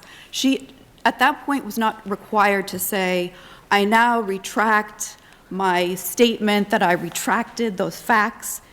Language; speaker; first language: English; native; English